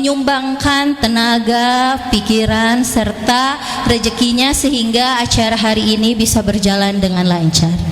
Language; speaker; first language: Indonesian; native; Indonesian